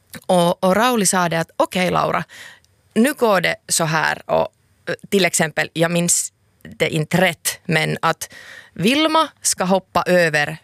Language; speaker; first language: Swedish; non-native, local second language; Finnish